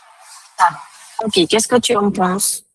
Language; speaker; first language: French; non-native, fluent; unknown